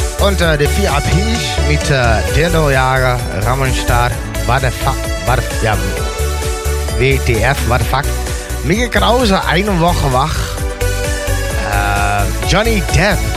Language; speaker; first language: German; non-native, learner; Dutch